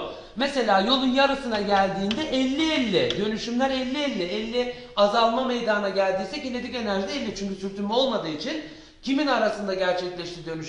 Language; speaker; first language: Turkish; native; Turkish